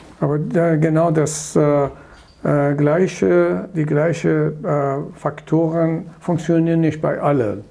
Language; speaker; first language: German; non-native, fluent; Persian